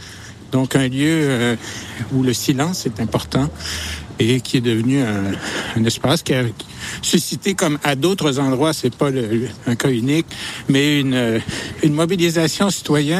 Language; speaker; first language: French; native; French